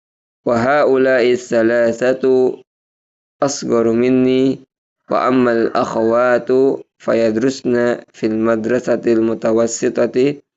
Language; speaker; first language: Arabic; non-native, fluent; Indonesian